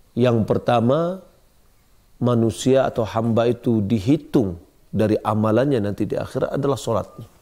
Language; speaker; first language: Malay; non-native, local second language; Minangkabau